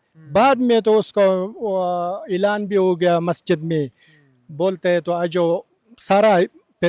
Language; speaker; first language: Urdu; non-native, local second language; Pashto